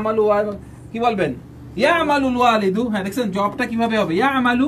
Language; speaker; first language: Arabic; non-native, fluent; Bangla